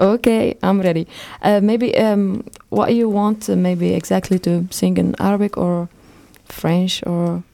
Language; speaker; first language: English; non-native, fluent; Arabic